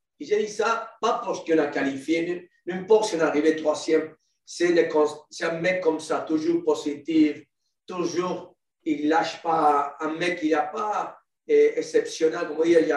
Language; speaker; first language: French; non-native, learner; Spanish